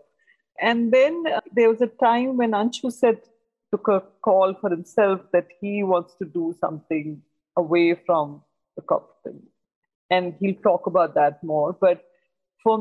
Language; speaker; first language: English; non-native, local second language; Hindi